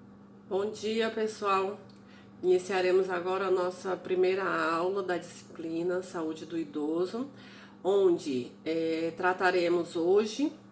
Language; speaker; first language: Portuguese; native; Portuguese